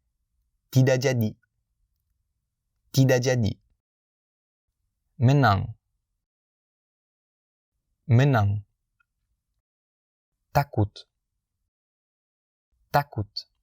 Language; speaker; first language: Indonesian; non-native, fluent; French